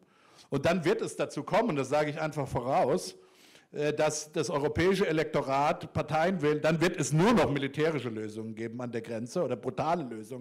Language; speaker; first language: German; native; German